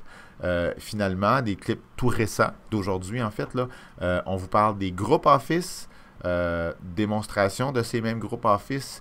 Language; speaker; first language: French; native; French